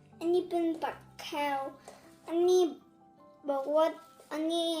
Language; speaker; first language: Thai; early bilingual, heritage; Thai